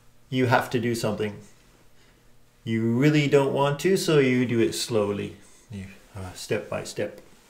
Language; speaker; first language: English; native; English